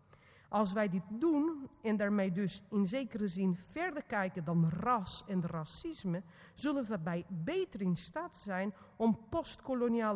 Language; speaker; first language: Dutch; non-native, fluent; Portuguese